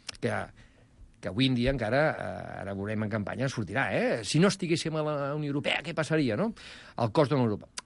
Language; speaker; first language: Catalan; native; Catalan